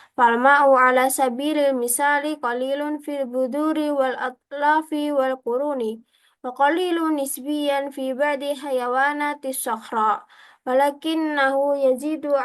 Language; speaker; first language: Arabic; non-native, learner; Indonesian